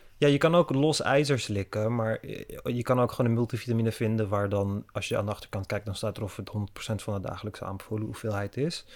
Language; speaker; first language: Dutch; early bilingual, other home language; Turkish